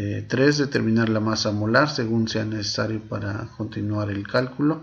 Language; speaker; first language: Spanish; native; Spanish